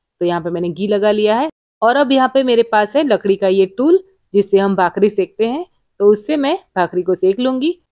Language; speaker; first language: Hindi; non-native, local second language; Gujarati